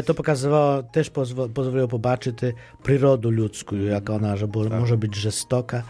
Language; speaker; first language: Polish; non-native, fluent; Ukrainian